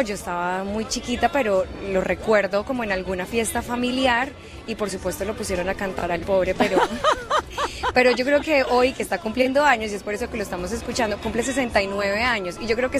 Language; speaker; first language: Spanish; native; Spanish